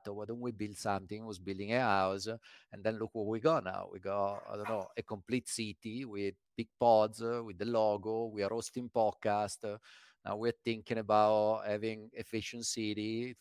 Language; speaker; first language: English; non-native, fluent; Italian